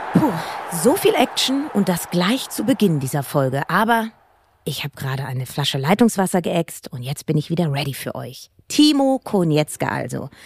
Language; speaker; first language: German; native; German